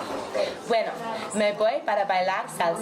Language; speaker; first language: Spanish; non-native, learner; English